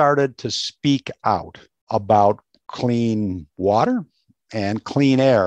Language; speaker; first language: English; native; English